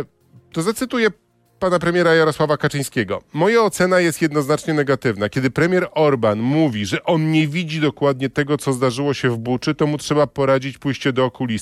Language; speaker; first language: Polish; native; Polish